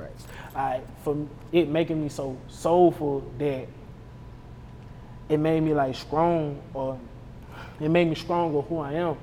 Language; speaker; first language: English; native; English